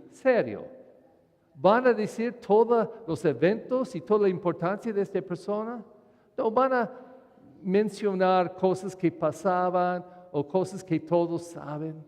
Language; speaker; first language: Spanish; non-native, fluent; English